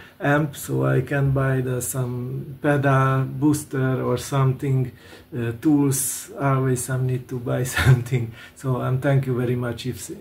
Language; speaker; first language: English; non-native, learner; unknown